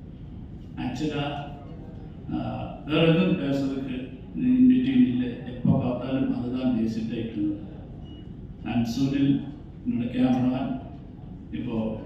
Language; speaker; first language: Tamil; non-native, learner; Malayalam